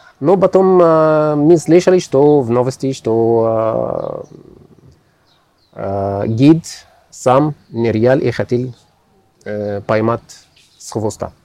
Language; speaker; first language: Russian; non-native, learner; Arabic